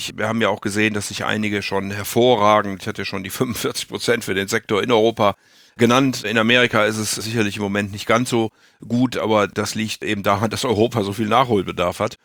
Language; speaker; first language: German; native; German